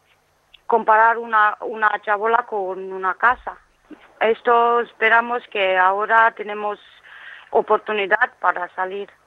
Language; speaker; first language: Spanish; non-native, learner; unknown